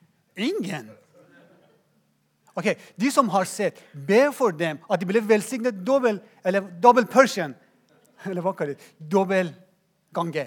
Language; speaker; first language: Swedish; non-native, learner; Persian